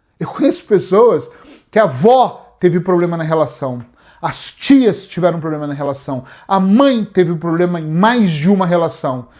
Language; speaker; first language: Portuguese; native; Portuguese